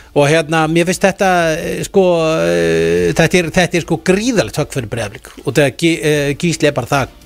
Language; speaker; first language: Icelandic; native; Icelandic